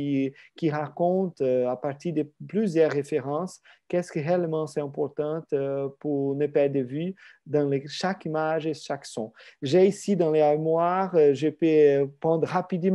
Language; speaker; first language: French; non-native, fluent; Portuguese